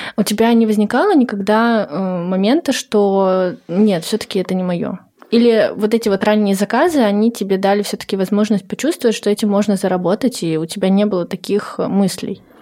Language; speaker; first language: Russian; native; Russian